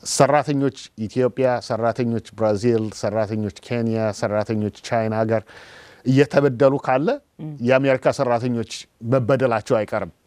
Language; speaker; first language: Amharic; native; Amharic